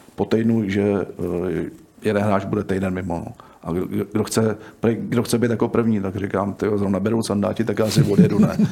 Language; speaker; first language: Czech; native; Czech